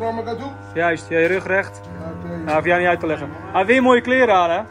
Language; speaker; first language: Dutch; native; Dutch